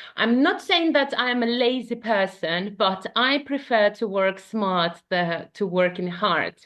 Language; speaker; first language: English; non-native, fluent; Ukrainian